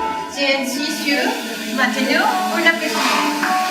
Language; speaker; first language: French; non-native, learner; Spanish